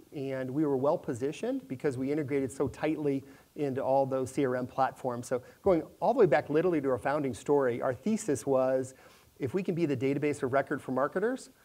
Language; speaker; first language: English; native; English